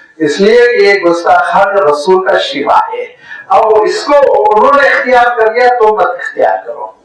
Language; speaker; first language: Urdu; native; Urdu